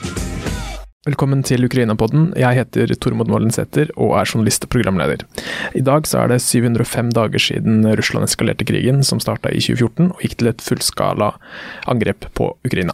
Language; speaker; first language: Norwegian; native; Norwegian